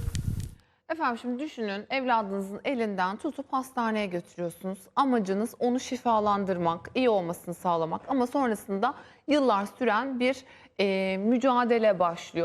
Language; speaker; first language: Turkish; native; Turkish